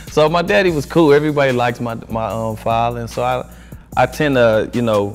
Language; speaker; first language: English; native; English